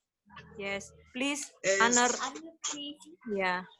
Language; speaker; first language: English; non-native, learner; Indonesian